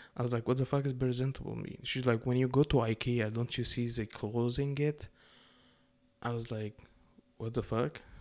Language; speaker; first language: English; non-native, fluent; Arabic